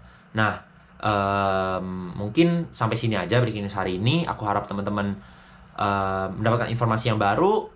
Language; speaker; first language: Indonesian; native; Indonesian